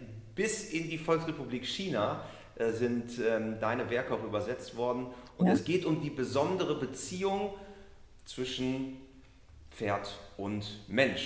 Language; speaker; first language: German; native; German